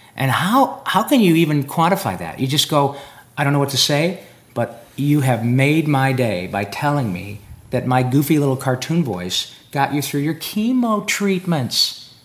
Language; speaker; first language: English; native; English